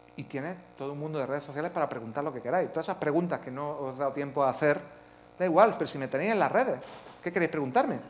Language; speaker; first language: Spanish; native; Spanish